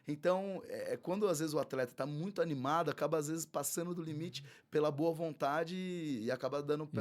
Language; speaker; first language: Portuguese; native; Portuguese